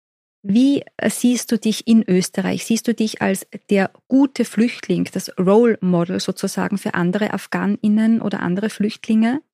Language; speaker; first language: German; native; German